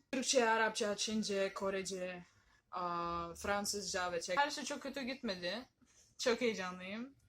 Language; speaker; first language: Turkish; non-native, learner; Greek